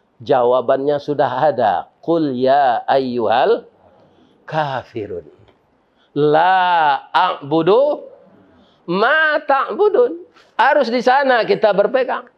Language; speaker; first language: Malay; non-native, local second language; Minangkabau